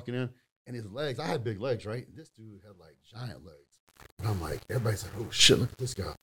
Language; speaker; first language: English; native; English